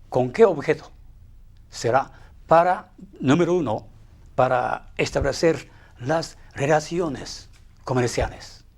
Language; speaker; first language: Spanish; non-native, fluent; Japanese